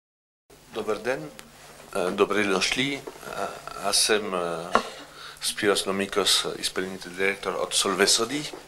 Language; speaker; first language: Bulgarian; non-native, learner; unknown